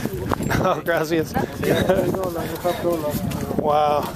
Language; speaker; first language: Spanish; non-native, learner; English